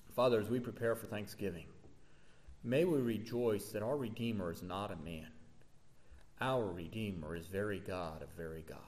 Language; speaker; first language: English; native; English